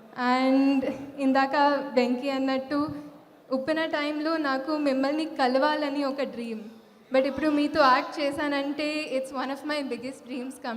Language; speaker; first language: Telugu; non-native, fluent; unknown